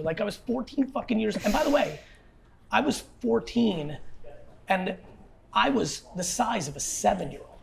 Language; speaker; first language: English; early bilingual, other home language; Russian